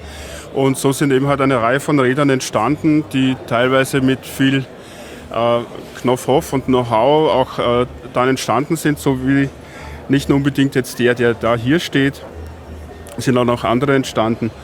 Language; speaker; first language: German; native; German